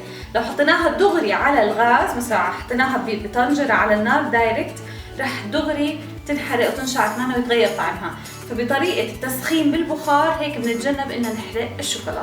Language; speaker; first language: Arabic; native; Arabic